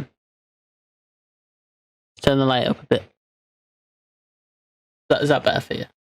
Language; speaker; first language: English; native; English